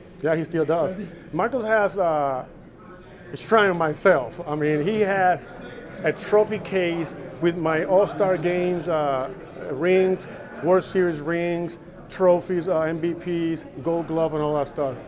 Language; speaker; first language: English; non-native, local second language; Spanish